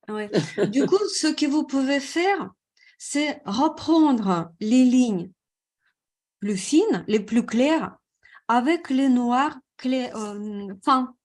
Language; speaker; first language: French; non-native, fluent; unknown